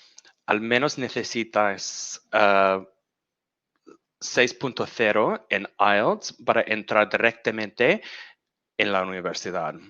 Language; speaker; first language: Spanish; non-native, learner; English